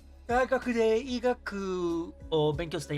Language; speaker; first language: Japanese; non-native, learner; English